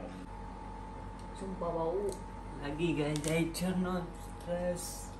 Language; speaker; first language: Indonesian; non-native, learner; Urdu